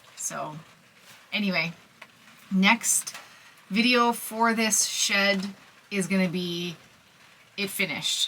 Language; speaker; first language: English; native; English